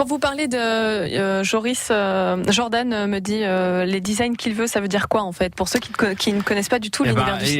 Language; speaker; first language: French; native; French